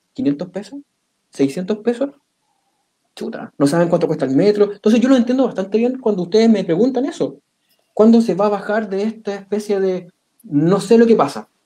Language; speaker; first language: Spanish; native; Spanish